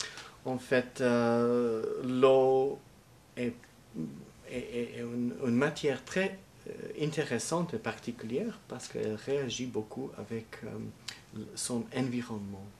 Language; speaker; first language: French; non-native, learner; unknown